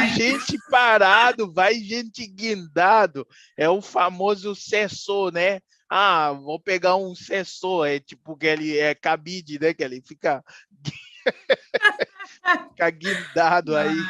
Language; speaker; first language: Portuguese; non-native, fluent; Haitian Creole